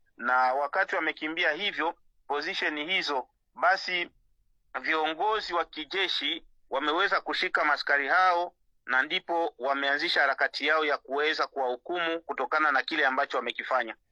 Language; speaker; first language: Swahili; native; Swahili